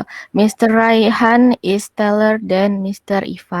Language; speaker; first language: English; non-native, learner; Indonesian